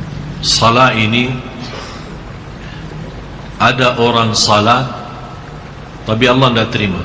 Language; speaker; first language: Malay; non-native, fluent; Arabic